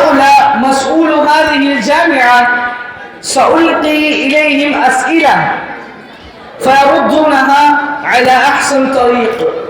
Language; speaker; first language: Arabic; non-native, learner; Urdu